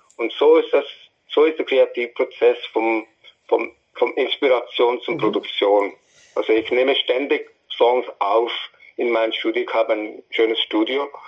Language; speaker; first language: German; non-native, fluent; English